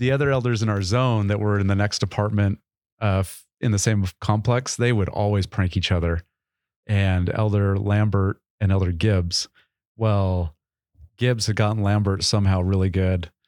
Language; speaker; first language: English; native; English